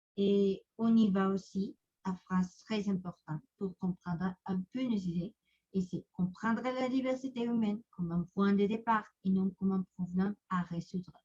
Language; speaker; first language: French; non-native, learner; Spanish